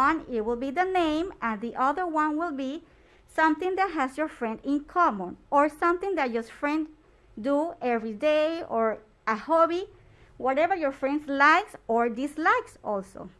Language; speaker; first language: English; non-native, fluent; Spanish